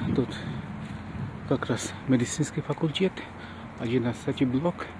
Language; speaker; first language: Russian; non-native, fluent; Bangla